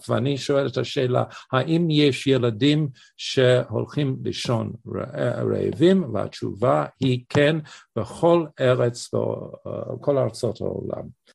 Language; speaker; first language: Hebrew; non-native, fluent; English